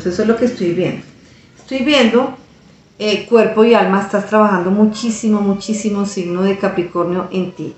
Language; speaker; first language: Spanish; native; Spanish